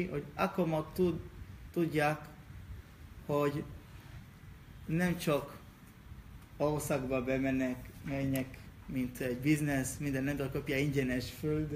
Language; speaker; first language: Hungarian; non-native, learner; Hebrew